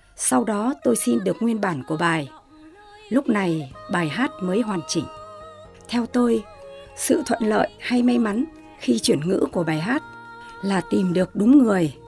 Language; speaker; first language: Vietnamese; non-native, local second language; Tày